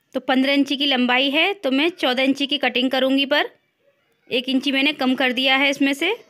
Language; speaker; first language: Hindi; native; Hindi